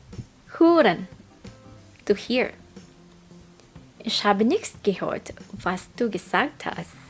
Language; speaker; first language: German; non-native, fluent; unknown